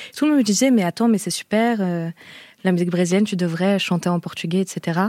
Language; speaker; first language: French; early bilingual, other home language; Portuguese